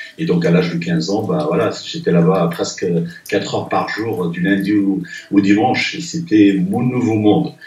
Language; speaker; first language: French; non-native, local second language; Arabic